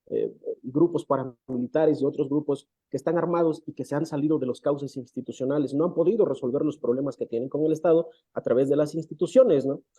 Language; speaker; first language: Spanish; native; Spanish